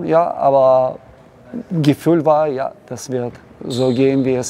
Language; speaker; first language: German; non-native, learner; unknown